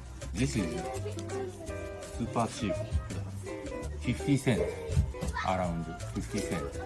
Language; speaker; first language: English; non-native, learner; Japanese